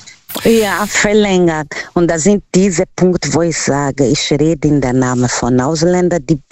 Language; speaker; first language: German; non-native, learner; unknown